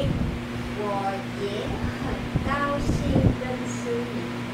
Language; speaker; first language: Chinese; non-native, learner; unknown